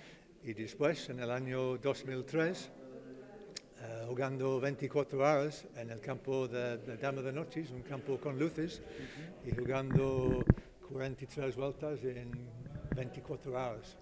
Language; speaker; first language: Spanish; non-native, learner; English